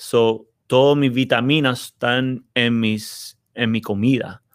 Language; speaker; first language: Spanish; early bilingual, heritage; Spanish